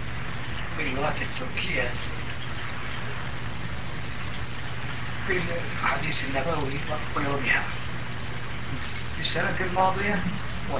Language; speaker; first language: Arabic; non-native, local second language; Turkish